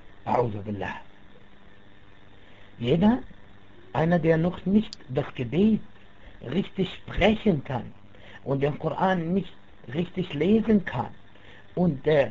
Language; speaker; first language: German; non-native, fluent; Arabic